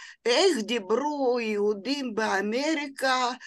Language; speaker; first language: Hebrew; non-native, fluent; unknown